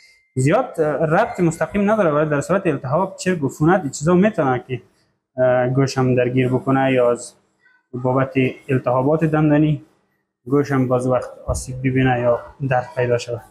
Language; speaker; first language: Persian; native; Persian